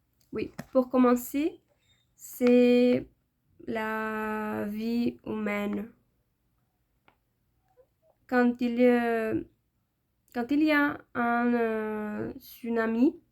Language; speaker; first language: French; non-native, learner; Spanish